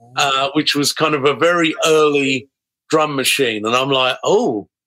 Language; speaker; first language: English; native; English